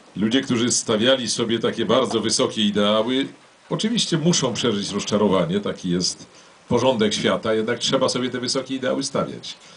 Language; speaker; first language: Polish; native; Polish